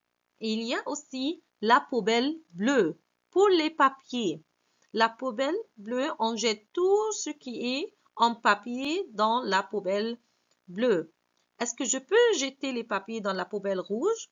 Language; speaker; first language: French; non-native, fluent; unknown